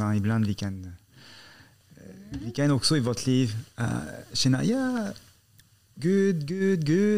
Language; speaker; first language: Swedish; non-native, fluent; French